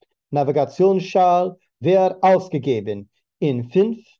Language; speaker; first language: German; non-native, learner; English